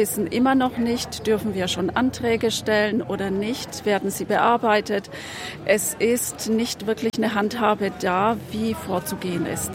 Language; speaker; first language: German; native; German